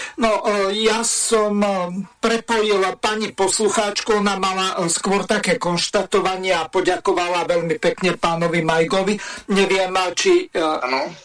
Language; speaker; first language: Slovak; native; Slovak